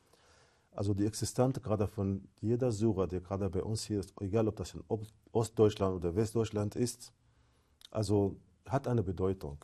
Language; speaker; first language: German; non-native, fluent; Arabic